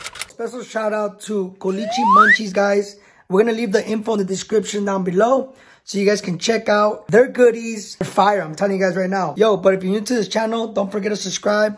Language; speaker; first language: English; early bilingual, other home language; Spanish